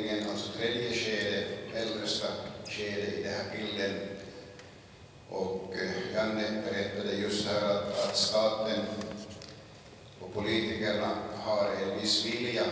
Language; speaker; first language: Swedish; non-native, local second language; Finnish